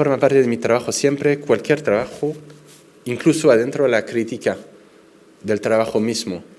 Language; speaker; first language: Spanish; non-native, fluent; French